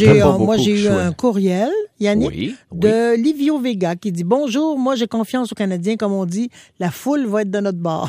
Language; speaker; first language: French; native; French